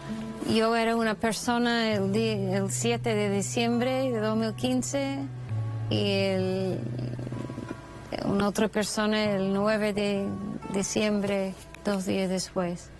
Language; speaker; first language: Spanish; non-native, fluent; English